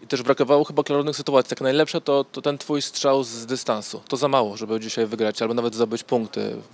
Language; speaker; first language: Polish; native; Polish